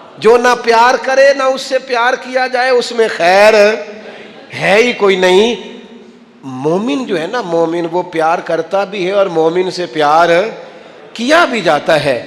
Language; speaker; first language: Urdu; non-native, local second language; Punjabi